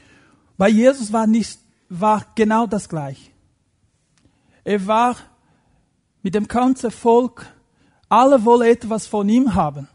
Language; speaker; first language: German; non-native, fluent; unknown